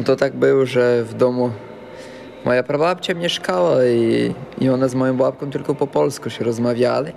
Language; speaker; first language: Polish; early bilingual, heritage; Portuguese